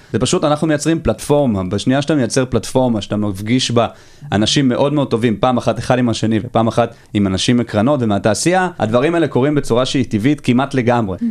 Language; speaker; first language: Hebrew; native; Hebrew